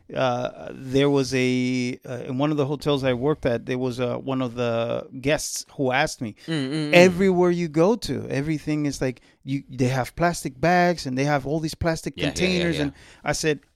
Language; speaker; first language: English; early bilingual, other home language; Spanish